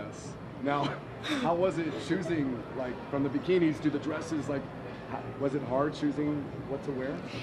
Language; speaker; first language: English; native; English